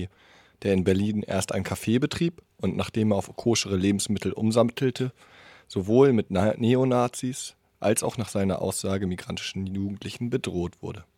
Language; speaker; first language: German; native; German